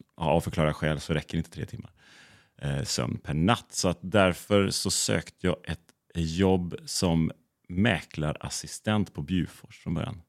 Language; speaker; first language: Swedish; native; Swedish